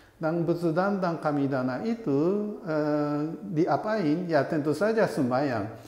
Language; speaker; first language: Indonesian; non-native, fluent; Japanese